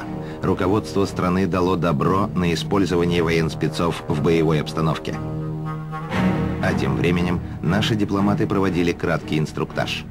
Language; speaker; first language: Russian; native; Russian